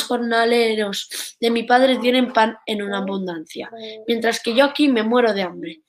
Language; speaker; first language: Spanish; native; Spanish